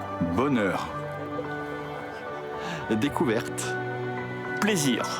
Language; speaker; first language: French; native; French